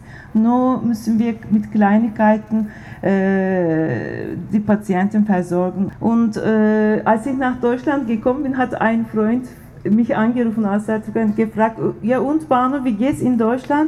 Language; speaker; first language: German; non-native, fluent; Turkish